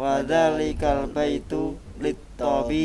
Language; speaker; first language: Arabic; non-native, learner; Indonesian